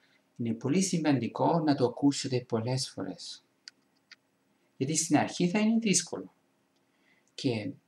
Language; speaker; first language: Greek; non-native, fluent; Italian